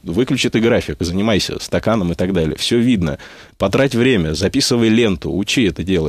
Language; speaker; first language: Russian; native; Russian